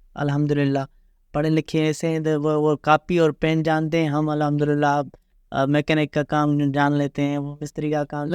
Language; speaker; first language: Urdu; non-native, local second language; Sindhi